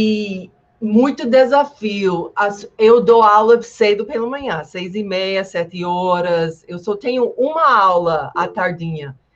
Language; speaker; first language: Portuguese; non-native, fluent; English